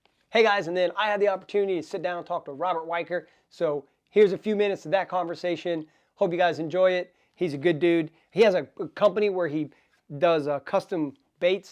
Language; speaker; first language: English; native; English